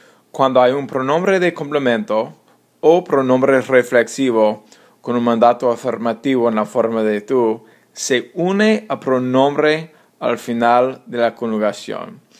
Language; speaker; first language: Spanish; non-native, fluent; English